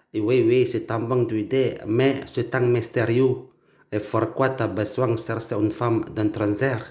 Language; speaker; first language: French; non-native, learner; Indonesian